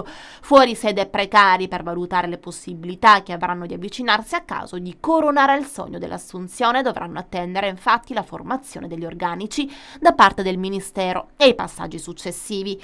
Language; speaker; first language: Italian; native; Italian